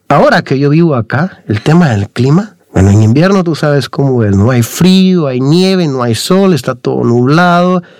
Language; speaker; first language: Spanish; native; Spanish